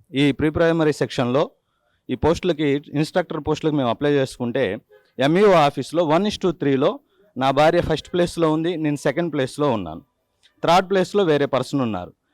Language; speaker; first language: Telugu; native; Telugu